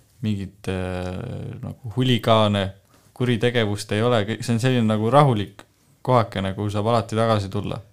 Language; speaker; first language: Estonian; native; Estonian